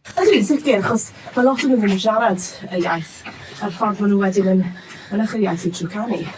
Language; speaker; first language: Welsh; non-native, local second language; English